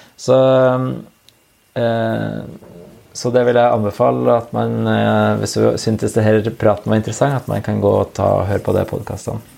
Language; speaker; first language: Norwegian; native; Norwegian